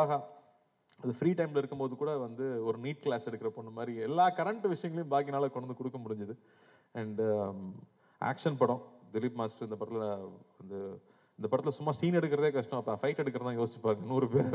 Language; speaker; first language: Tamil; native; Tamil